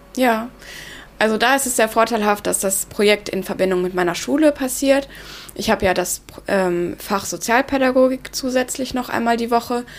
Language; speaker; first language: German; early bilingual, other home language; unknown